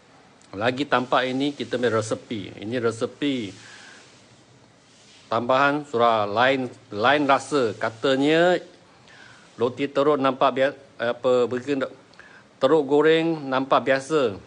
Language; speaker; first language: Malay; non-native, local second language; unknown